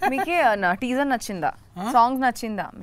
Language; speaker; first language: Telugu; non-native, learner; Bangla